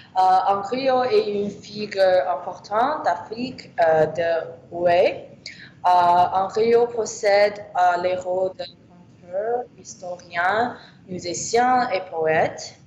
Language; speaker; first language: French; non-native, learner; English